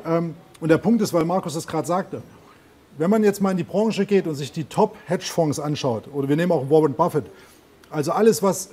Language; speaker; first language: German; native; German